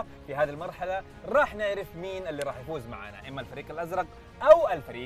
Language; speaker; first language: Arabic; native; Arabic